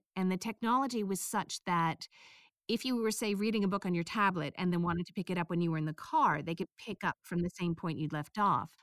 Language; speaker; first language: English; native; English